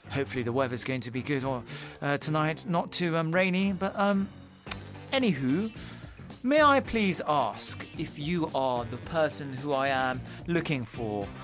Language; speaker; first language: English; early bilingual, heritage; English